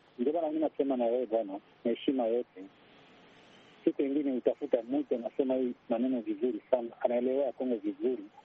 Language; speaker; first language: Swahili; non-native, local second language; Kinyarwanda